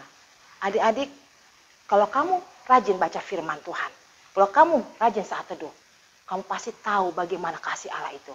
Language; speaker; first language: Indonesian; native; Indonesian